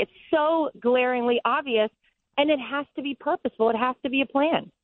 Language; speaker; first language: English; native; English